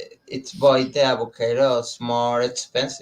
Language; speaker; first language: English; non-native, learner; Spanish